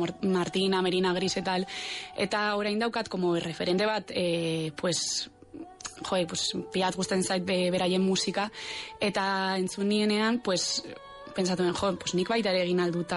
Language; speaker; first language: Basque; non-native, local second language; Spanish